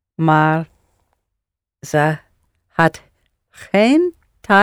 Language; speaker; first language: Dutch; non-native, learner; English